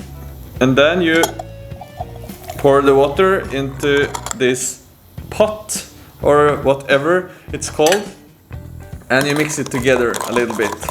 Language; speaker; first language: English; non-native, fluent; Norwegian